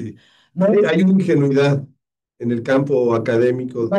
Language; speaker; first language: Spanish; native; Spanish